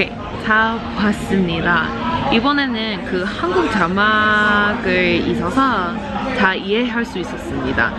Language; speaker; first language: Korean; non-native, learner; English